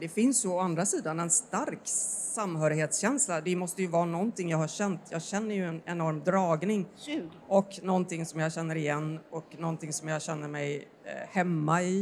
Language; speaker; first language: Swedish; native; Swedish